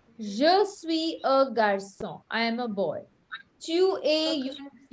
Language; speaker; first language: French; non-native, fluent; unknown